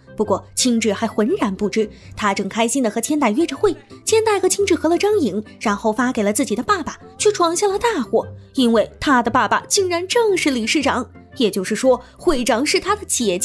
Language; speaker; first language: Chinese; native; Chinese